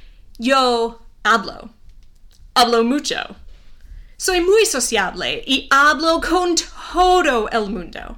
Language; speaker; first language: Spanish; non-native, fluent; English